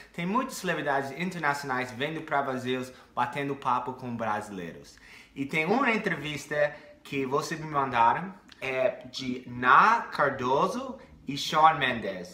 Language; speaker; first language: Portuguese; non-native, fluent; English